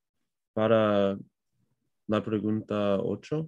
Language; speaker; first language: Spanish; non-native, learner; English